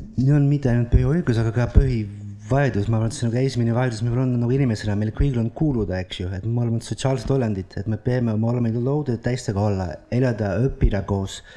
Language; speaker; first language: Estonian; non-native, fluent; Dutch